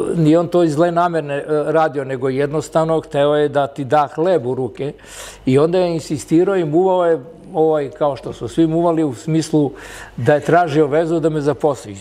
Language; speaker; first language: Serbian; early bilingual, other home language; Italian